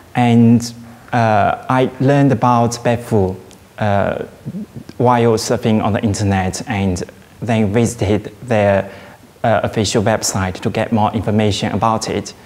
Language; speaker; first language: English; non-native, fluent; Chinese